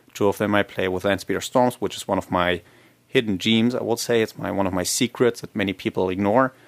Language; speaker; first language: English; non-native, fluent; German